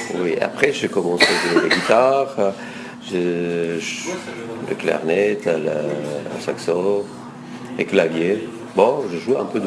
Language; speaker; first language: French; non-native, fluent; Russian